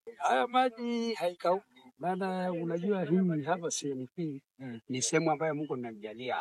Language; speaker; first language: Swahili; non-native, local second language; Masai